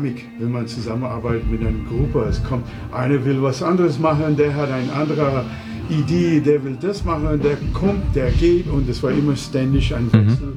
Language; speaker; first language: German; non-native, fluent; English